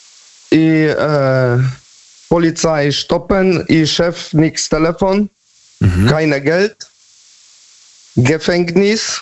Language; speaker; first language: German; non-native, learner; Polish